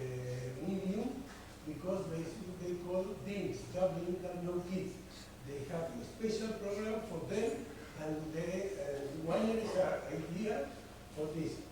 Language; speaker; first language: English; non-native, fluent; Spanish